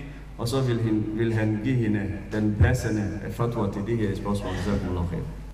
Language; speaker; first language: Danish; non-native, fluent; Somali